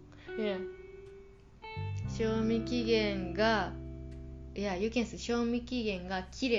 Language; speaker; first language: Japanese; non-native, fluent; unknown